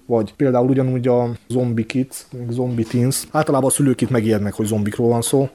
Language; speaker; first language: Hungarian; native; Hungarian